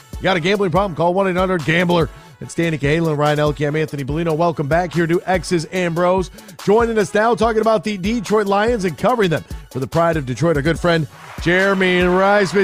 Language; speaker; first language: English; native; English